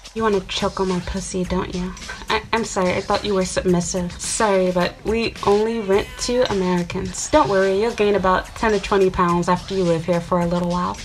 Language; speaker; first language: English; native; English